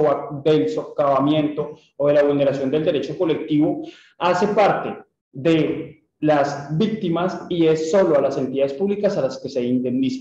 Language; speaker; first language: Spanish; native; Spanish